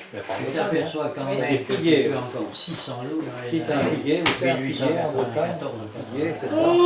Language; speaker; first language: French; native; French